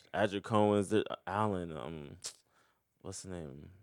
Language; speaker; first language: English; native; English